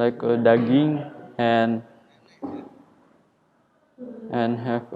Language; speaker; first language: English; non-native, learner; Indonesian